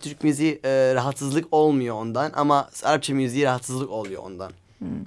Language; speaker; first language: Turkish; non-native, learner; Arabic